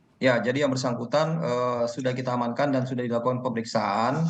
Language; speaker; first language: Indonesian; native; Indonesian